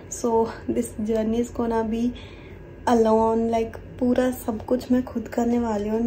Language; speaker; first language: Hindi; non-native, local second language; Punjabi